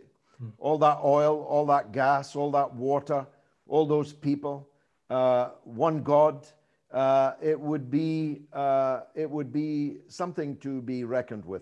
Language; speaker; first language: English; native; English